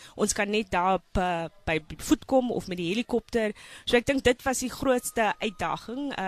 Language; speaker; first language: Afrikaans; non-native, local second language; English